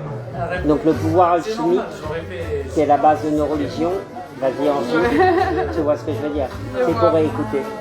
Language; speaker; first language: French; native; French